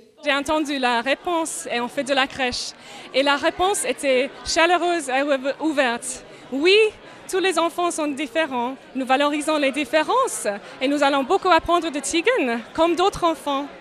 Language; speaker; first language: French; non-native, fluent; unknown